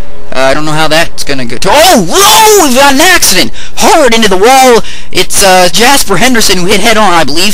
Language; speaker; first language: English; native; English